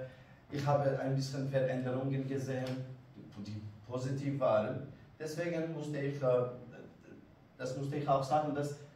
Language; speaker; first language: German; non-native, learner; Kurdish